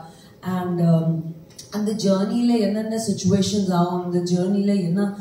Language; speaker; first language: Tamil; non-native, learner; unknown